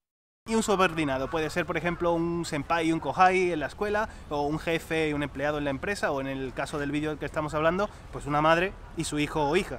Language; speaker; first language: Spanish; native; Spanish